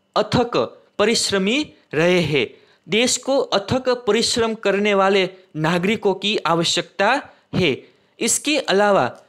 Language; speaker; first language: Hindi; non-native, local second language; Gujarati